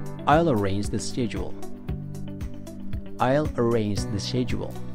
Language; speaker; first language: English; non-native, fluent; Indonesian